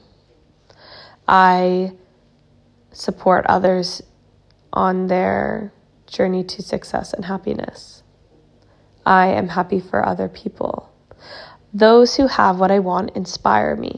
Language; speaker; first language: English; native; English